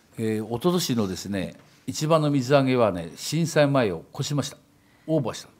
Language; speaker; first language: Japanese; native; Japanese